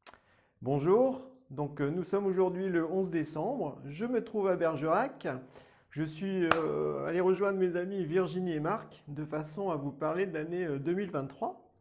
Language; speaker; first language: French; native; French